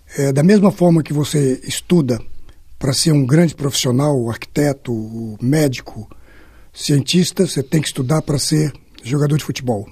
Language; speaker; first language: Portuguese; native; Portuguese